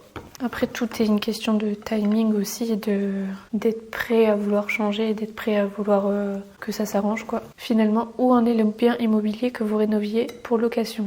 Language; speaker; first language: French; native; French